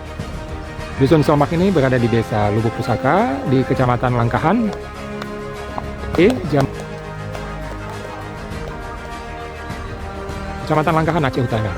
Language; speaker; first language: Indonesian; non-native, local second language; Achinese